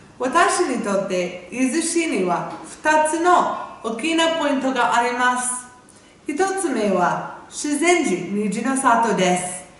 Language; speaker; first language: Japanese; non-native, fluent; English